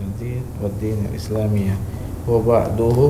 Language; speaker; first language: Arabic; non-native, learner; Indonesian